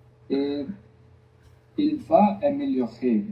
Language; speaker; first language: French; non-native, learner; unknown